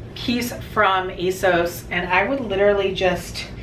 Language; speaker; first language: English; native; English